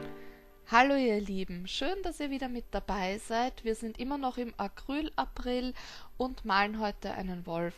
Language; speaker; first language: German; native; German